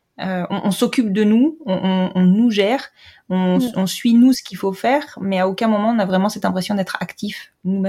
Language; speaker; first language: French; native; French